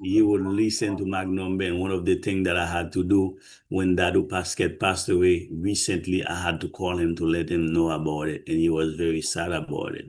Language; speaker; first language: English; non-native, fluent; Haitian Creole